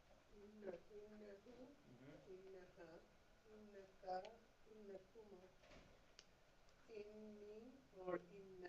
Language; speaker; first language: Arabic; non-native, learner; Bangla